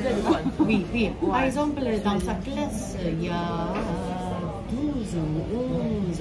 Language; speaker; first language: French; non-native, fluent; Korean